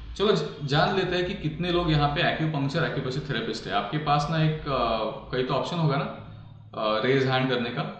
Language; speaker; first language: Hindi; non-native, local second language; Marathi